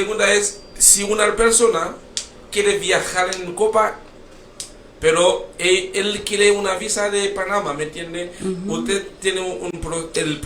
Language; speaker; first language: Spanish; non-native, learner; Haitian Creole